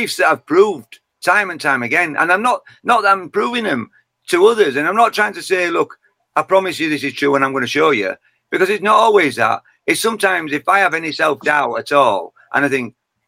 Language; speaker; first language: English; native; English